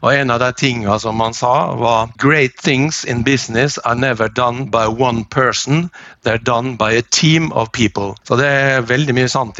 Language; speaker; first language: Norwegian; native; Norwegian